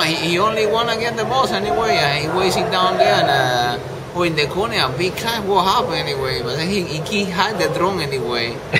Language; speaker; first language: English; non-native, learner; Spanish